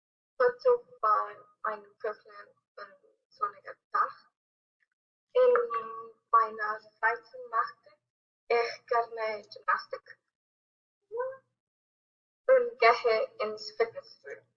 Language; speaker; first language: German; non-native, learner; Spanish